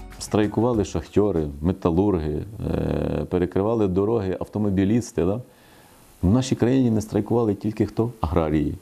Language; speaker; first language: Ukrainian; native; Ukrainian